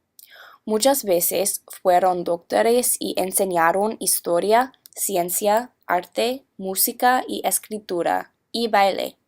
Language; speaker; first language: Spanish; non-native, learner; English